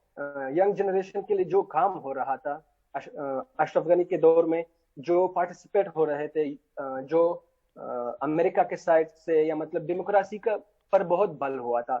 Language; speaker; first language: Hindi; non-native, fluent; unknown